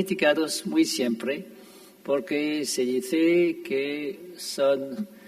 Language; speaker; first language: Spanish; non-native, fluent; French